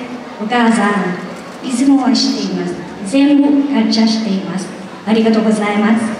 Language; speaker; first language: Japanese; non-native, learner; Thai